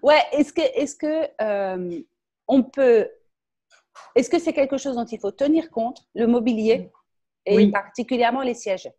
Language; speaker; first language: French; native; French